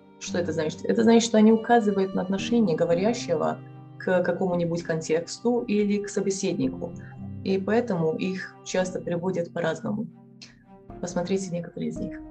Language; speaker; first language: Russian; non-native, fluent; Serbian